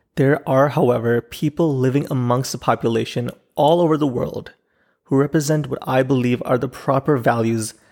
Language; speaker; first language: English; non-native, local second language; Urdu